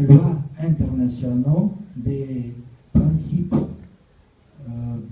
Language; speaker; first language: French; non-native, fluent; Russian